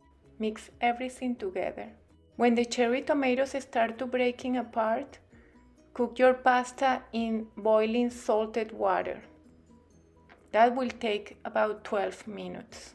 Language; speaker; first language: English; non-native, fluent; Italian